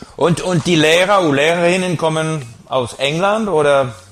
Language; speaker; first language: German; non-native, learner; English